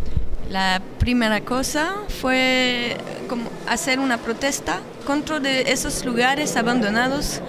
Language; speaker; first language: Spanish; non-native, learner; French